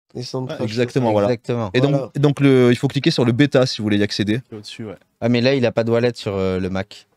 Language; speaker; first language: French; native; French